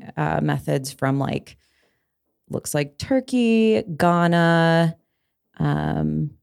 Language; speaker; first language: English; native; English